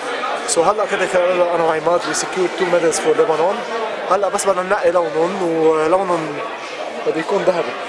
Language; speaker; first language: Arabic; early bilingual, heritage; Arabic